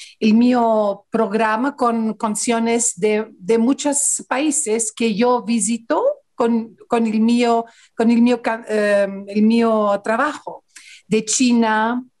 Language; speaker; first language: Spanish; non-native, learner; Greek